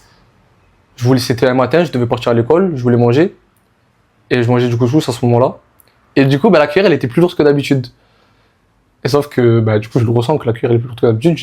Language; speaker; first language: French; native; French